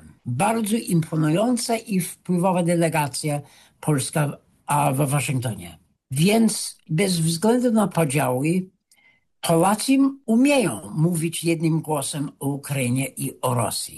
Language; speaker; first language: Polish; non-native, fluent; English